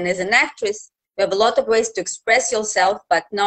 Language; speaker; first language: English; non-native, fluent; Russian